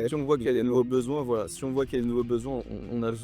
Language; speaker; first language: French; native; French